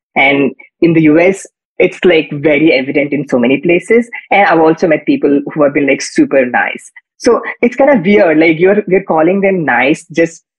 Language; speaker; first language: English; non-native, local second language; Kannada